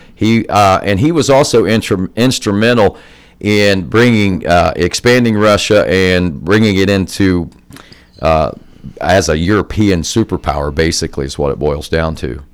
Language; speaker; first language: English; native; English